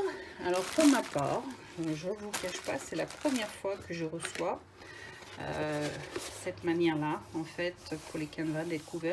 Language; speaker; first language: French; native; French